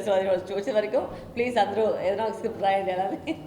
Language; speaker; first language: Telugu; non-native, local second language; Tamil